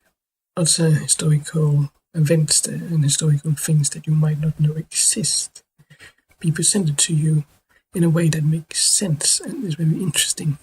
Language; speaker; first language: English; non-native, fluent; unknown